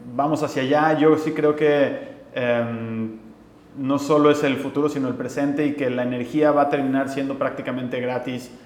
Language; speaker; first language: Spanish; native; Spanish